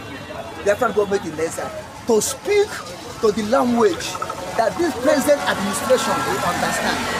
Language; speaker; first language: English; non-native, local second language; Igbo